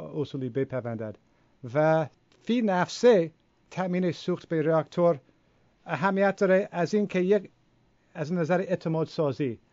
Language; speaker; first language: Persian; non-native, fluent; English